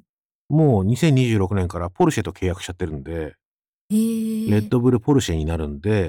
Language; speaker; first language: Japanese; native; Japanese